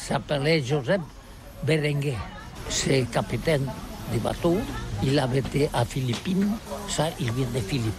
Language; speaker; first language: French; non-native, learner; Catalan